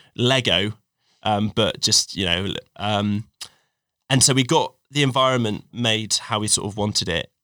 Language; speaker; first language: English; native; English